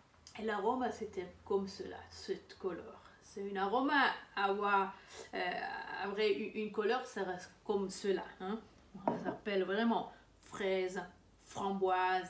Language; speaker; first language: French; non-native, learner; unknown